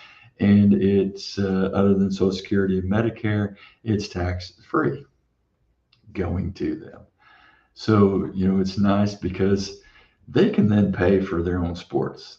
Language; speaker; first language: English; native; English